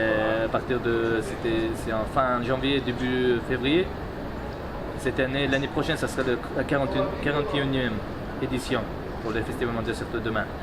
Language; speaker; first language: French; non-native, fluent; Mongolian